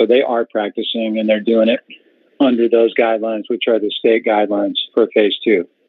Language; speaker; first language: English; native; English